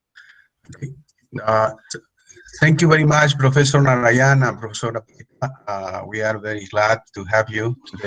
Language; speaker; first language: English; non-native, fluent; Spanish